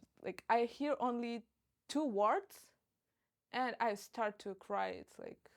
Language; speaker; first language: English; non-native, fluent; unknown